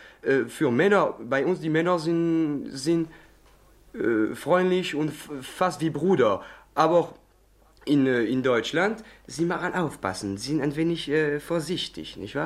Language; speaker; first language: German; non-native, learner; French